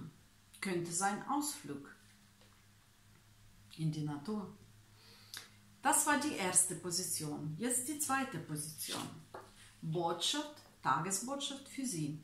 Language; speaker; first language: German; non-native, fluent; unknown